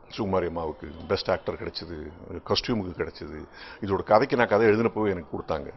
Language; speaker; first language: Tamil; native; Tamil